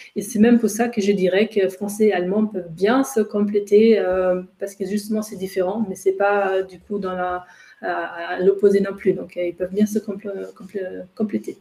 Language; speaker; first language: French; non-native, fluent; German